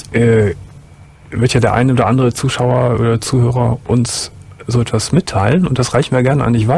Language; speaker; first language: German; native; German